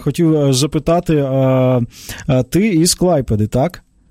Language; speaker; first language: Ukrainian; native; Ukrainian